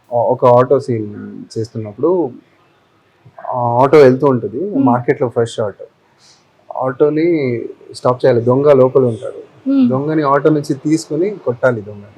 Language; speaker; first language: Telugu; non-native, fluent; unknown